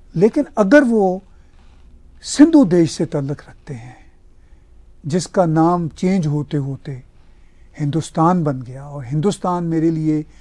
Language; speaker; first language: Urdu; native; Urdu